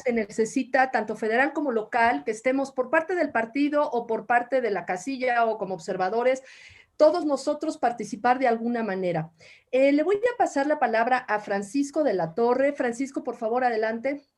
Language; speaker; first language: Spanish; native; Spanish